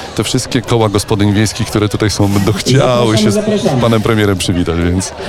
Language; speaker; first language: Polish; native; Polish